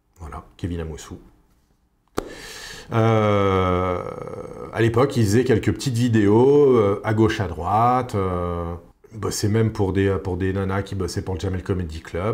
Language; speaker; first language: French; native; French